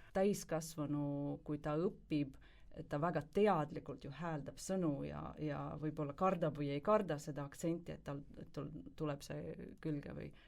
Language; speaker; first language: Estonian; native; Estonian